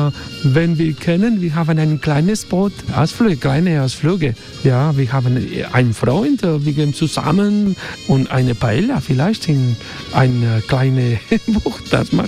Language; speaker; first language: German; non-native, learner; Spanish